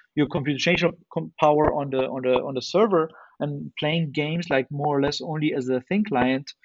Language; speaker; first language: English; non-native, fluent; German